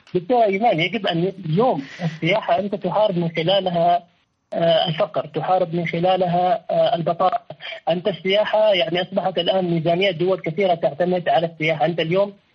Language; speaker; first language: Arabic; native; Arabic